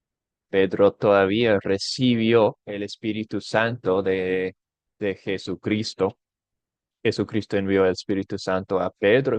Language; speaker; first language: Spanish; non-native, fluent; English